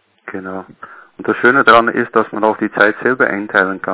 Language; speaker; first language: German; native; German